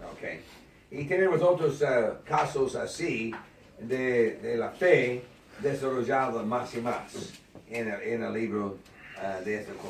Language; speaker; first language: Spanish; non-native, learner; English